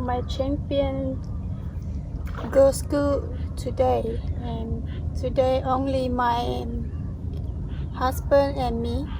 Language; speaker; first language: English; non-native, learner; Hmong